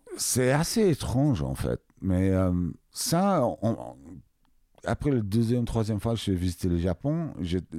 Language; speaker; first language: French; non-native, fluent; English